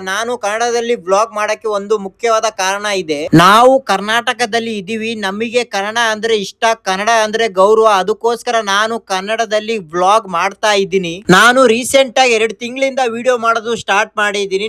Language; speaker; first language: Kannada; non-native, local second language; Urdu